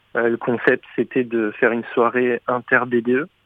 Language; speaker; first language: French; native; French